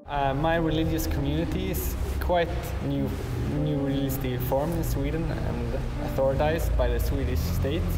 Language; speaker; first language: English; native; English